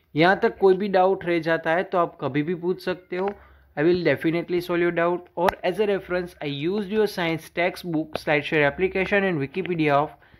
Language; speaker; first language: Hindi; non-native, local second language; Gujarati